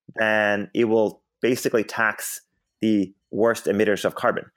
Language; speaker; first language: English; non-native, fluent; Swedish